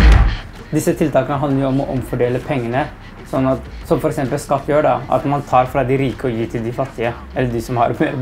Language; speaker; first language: Norwegian; native; Norwegian